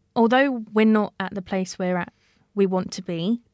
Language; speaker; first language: English; native; English